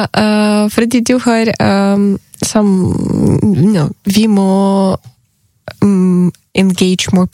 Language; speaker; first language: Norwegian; non-native, learner; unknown